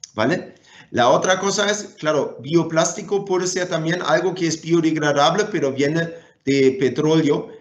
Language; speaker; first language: Spanish; non-native, fluent; German